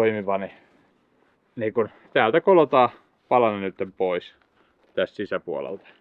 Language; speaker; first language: Finnish; native; Finnish